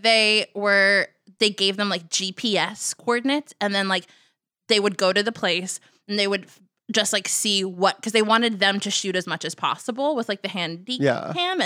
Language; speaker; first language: English; native; English